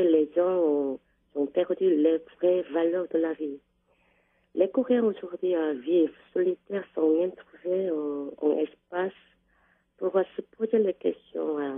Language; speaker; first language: French; non-native, learner; Korean